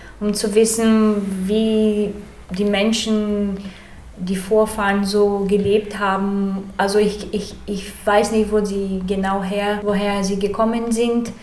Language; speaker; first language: German; early bilingual, heritage; German